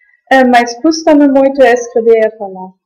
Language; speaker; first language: Galician; non-native, learner; German